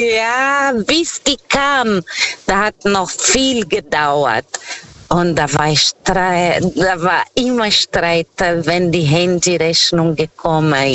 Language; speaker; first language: German; non-native, fluent; Portuguese